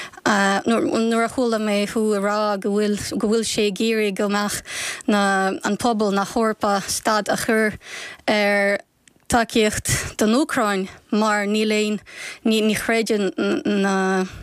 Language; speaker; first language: Irish; non-native, fluent; Ukrainian